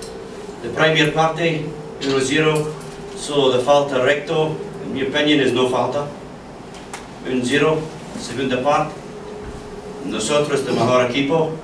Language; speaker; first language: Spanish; non-native, learner; English